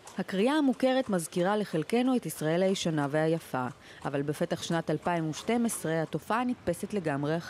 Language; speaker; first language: Hebrew; native; Hebrew